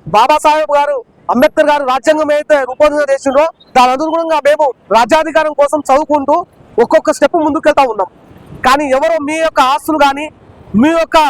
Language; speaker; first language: Telugu; non-native, local second language; Lambadi